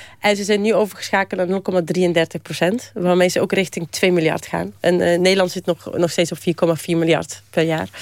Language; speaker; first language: Dutch; early bilingual, other home language; Polish